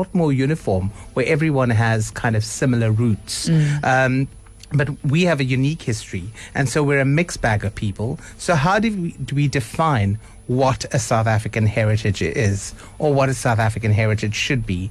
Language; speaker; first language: English; native; English